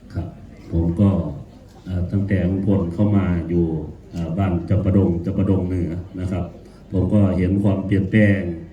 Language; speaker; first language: Thai; native; Thai